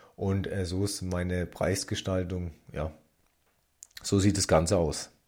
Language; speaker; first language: German; native; German